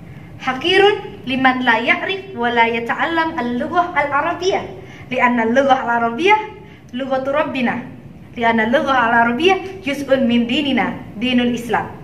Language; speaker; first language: Arabic; non-native, learner; Malay